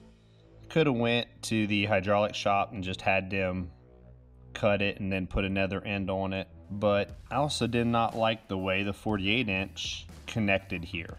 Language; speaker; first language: English; native; English